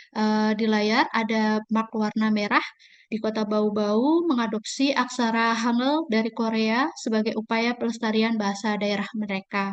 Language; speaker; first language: Indonesian; native; Indonesian